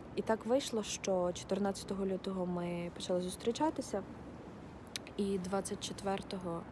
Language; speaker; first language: Ukrainian; non-native, local second language; Russian